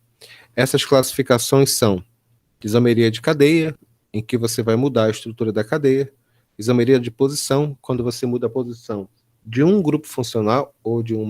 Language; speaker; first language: Portuguese; native; Portuguese